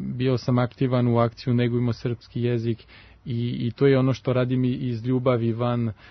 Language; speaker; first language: Serbian; non-native, fluent; French